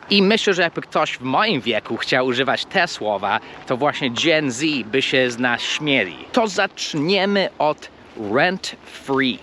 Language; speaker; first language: Polish; non-native, fluent; English